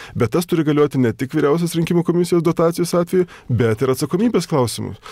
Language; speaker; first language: Lithuanian; native; Lithuanian